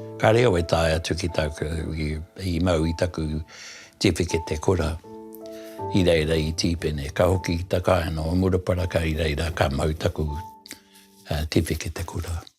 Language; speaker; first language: Māori; native; Māori